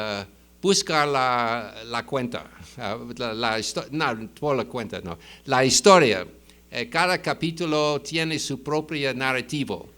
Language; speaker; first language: Spanish; non-native, fluent; English